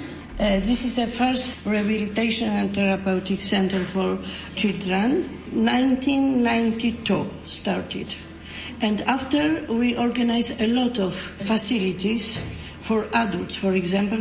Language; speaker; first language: English; non-native, learner; Polish